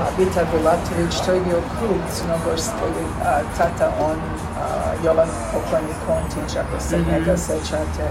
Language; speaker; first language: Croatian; early bilingual, heritage; Serbian